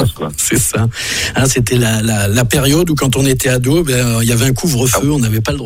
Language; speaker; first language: French; native; French